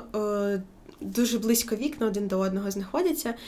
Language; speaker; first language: Ukrainian; native; Ukrainian